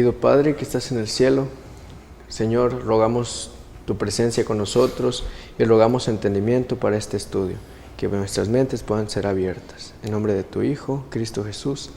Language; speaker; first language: Spanish; native; Spanish